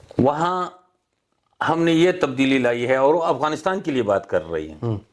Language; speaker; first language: Urdu; non-native, local second language; Pashto